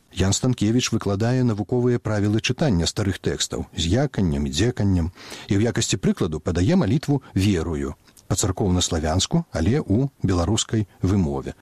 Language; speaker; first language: Belarusian; native; Belarusian